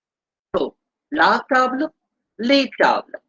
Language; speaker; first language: French; non-native, fluent; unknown